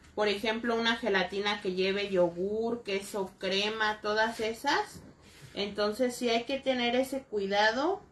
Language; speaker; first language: Spanish; native; Spanish